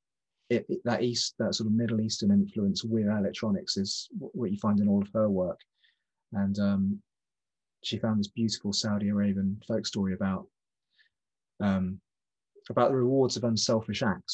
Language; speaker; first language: English; native; English